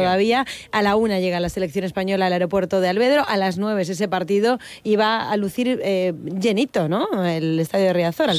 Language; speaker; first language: Spanish; native; Spanish